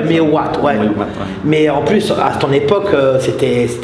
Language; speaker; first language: French; native; French